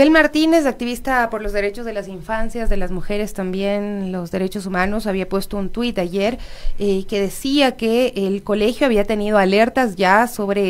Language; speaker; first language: Spanish; native; Spanish